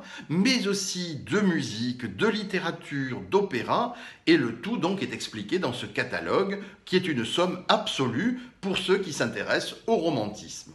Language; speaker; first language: French; native; French